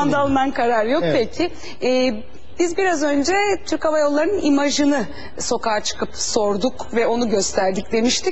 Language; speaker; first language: Turkish; native; Turkish